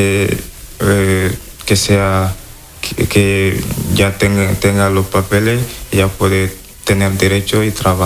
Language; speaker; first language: Spanish; non-native, learner; Wolof